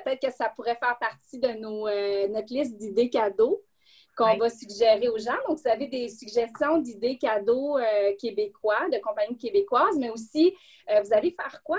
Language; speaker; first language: French; native; French